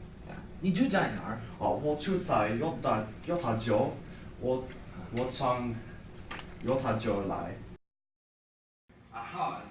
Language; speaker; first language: Chinese; non-native, learner; English